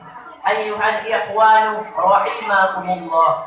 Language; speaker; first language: Arabic; non-native, learner; Achinese